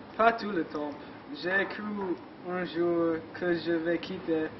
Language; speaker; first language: French; non-native, learner; English